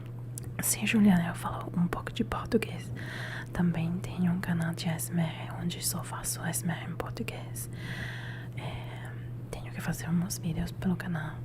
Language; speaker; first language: Portuguese; non-native, learner; Italian